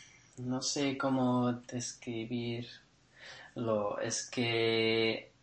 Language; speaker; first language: Spanish; non-native, learner; English